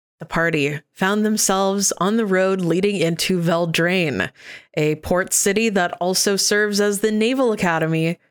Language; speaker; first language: English; native; English